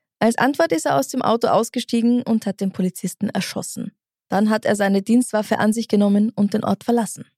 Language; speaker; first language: German; native; German